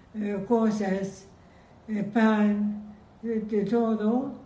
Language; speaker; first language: Spanish; non-native, learner; Persian